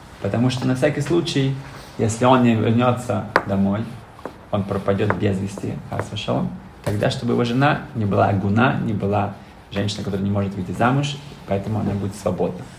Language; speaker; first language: Russian; early bilingual, heritage; Russian